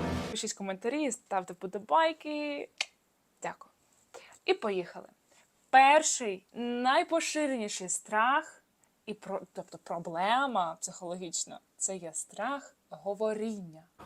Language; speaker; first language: Ukrainian; non-native, fluent; Russian